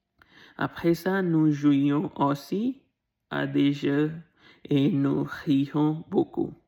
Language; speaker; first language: French; non-native, learner; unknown